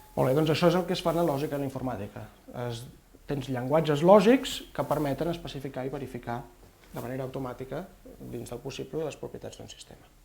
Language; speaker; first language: Catalan; native; Catalan